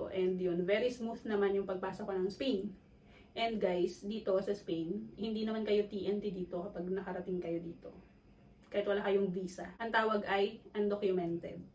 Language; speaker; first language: Filipino; non-native, local second language; Cebuano